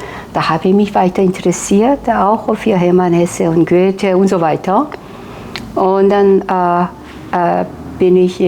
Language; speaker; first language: German; non-native, fluent; Korean